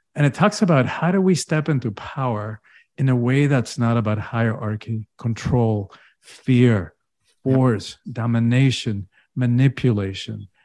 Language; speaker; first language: English; early bilingual, other home language; Spanish